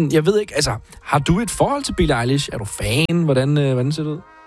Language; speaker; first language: Danish; native; Danish